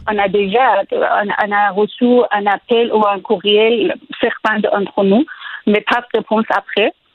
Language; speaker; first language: French; non-native, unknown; Persian